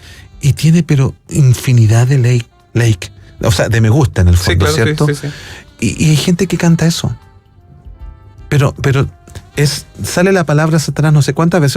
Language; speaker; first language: Spanish; native; Spanish